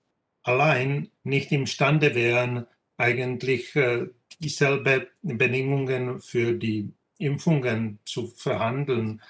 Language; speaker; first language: German; non-native, fluent; Czech